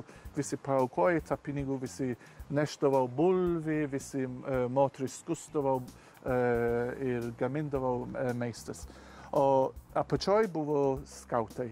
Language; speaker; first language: Lithuanian; non-native, learner; English